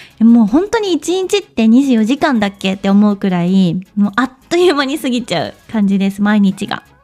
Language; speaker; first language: Japanese; native; Japanese